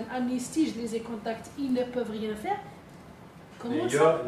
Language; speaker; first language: French; non-native, fluent; Filipino